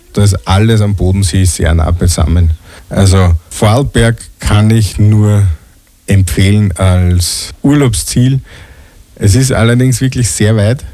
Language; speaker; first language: German; native; German